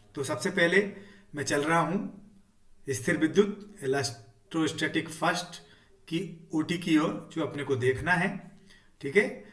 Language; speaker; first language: Hindi; native; Hindi